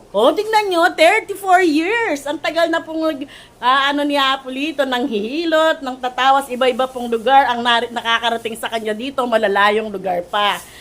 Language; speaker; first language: Filipino; non-native, local second language; Pampanga